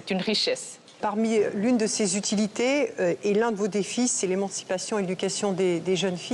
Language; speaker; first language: French; native; French